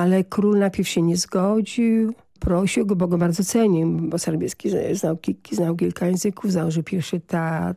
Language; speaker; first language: Polish; native; Polish